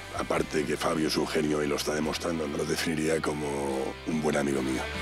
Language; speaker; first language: Spanish; native; Spanish